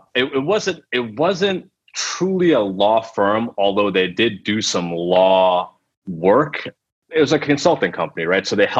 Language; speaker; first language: English; early bilingual, other home language; Telugu